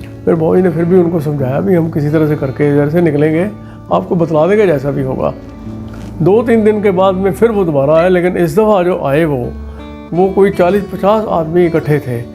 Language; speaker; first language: Hindi; non-native, local second language; Punjabi